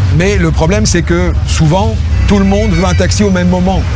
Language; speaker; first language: French; native; French